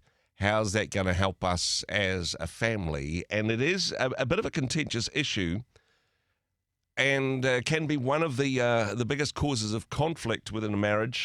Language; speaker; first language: English; native; English